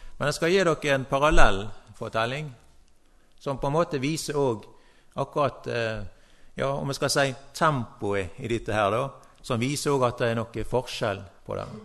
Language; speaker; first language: Norwegian; native; Norwegian